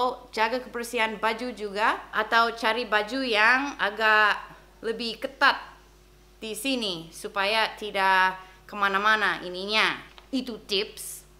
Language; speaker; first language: Indonesian; non-native, fluent; English